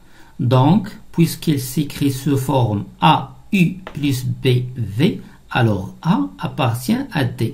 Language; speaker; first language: French; non-native, local second language; Arabic